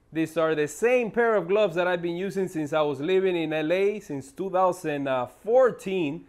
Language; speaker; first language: English; native; English